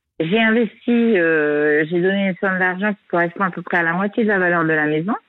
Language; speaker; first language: French; native; French